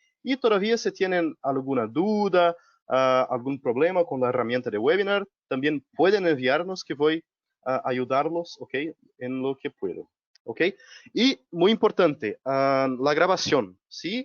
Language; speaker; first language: Spanish; non-native, local second language; Portuguese